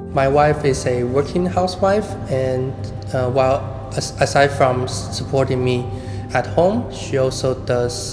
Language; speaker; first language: English; non-native, fluent; Chinese